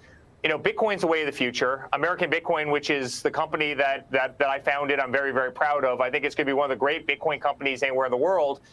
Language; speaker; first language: English; native; English